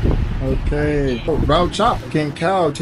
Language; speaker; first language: Thai; non-native, learner; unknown